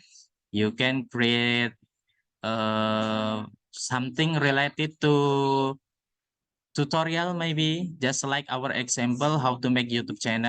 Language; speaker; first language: English; non-native, fluent; Indonesian